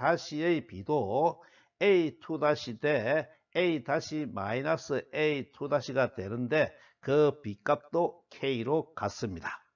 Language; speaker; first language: Korean; native; Korean